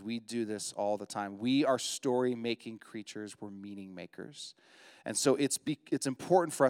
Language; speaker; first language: English; native; English